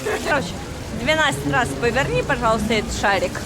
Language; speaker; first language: Russian; native; Russian